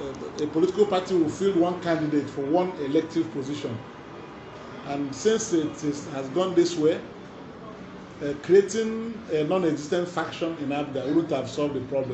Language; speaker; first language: English; non-native, local second language; Igbo